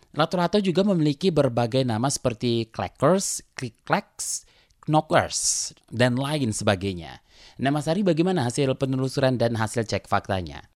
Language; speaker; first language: Indonesian; native; Indonesian